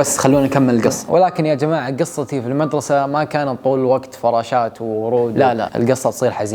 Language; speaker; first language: Arabic; native; Arabic